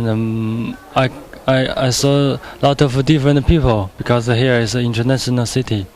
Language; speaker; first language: English; non-native, learner; Chinese